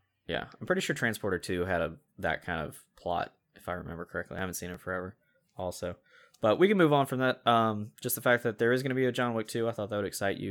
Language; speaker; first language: English; native; English